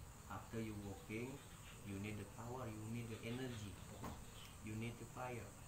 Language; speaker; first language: English; non-native, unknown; Indonesian